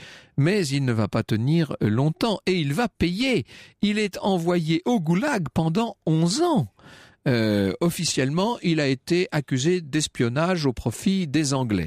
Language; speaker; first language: French; native; French